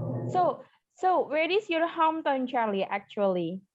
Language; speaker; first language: English; non-native, learner; Indonesian